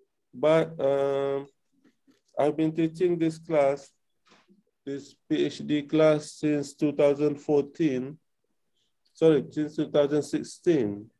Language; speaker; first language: English; non-native, local second language; Malay